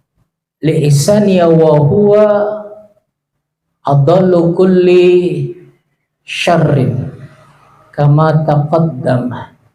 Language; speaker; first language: Arabic; non-native, fluent; Indonesian